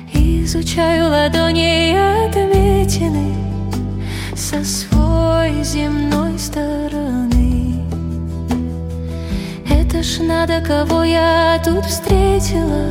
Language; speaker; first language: Russian; native; Russian